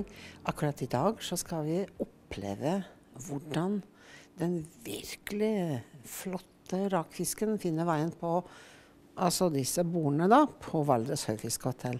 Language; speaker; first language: Norwegian; native; Norwegian